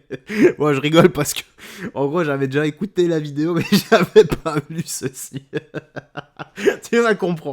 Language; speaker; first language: French; native; French